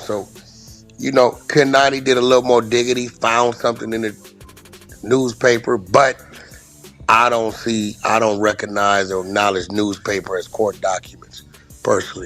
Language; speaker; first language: English; native; English